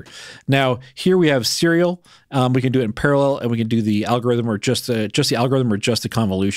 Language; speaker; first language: English; native; English